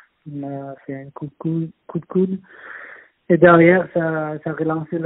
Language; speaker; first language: French; non-native, fluent; Swedish